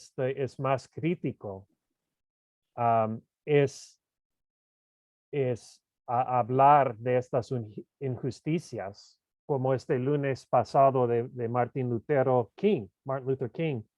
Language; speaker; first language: Spanish; non-native, fluent; English